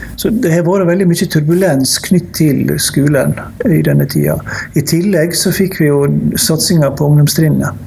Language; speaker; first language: Norwegian; native; Norwegian